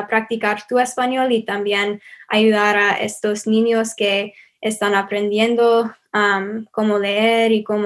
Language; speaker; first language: Spanish; non-native, learner; English